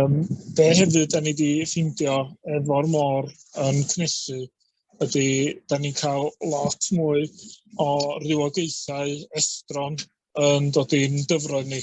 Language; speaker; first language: Welsh; native; Welsh